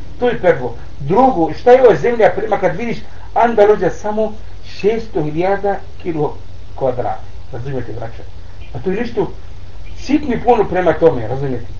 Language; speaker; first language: Bosnian; non-native, learner; Arabic